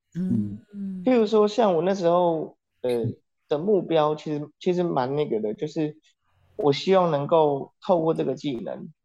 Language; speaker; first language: Chinese; non-native, local second language; Min Nan Chinese